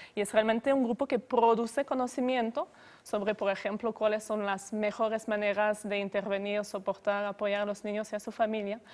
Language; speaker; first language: Spanish; non-native, fluent; French